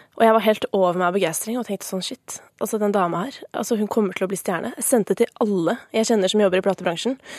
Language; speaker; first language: Norwegian; native; Norwegian